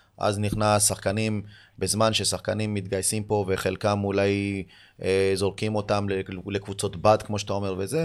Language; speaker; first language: Hebrew; early bilingual, other home language; Amharic